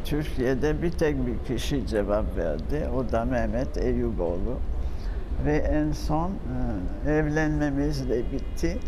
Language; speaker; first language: Turkish; non-native, fluent; French